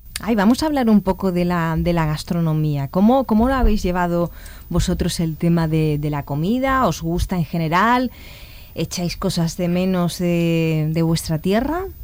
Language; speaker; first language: Spanish; native; Spanish